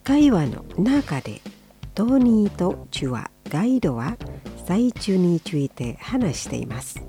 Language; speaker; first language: Japanese; non-native, fluent; Indonesian